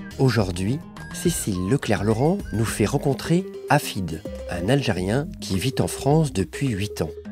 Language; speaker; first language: French; native; French